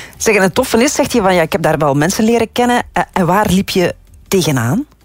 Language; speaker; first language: Dutch; native; Dutch